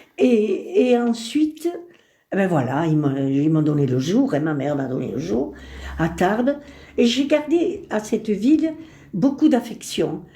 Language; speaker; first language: French; early bilingual, other home language; Spanish